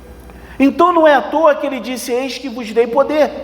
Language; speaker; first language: Portuguese; native; Portuguese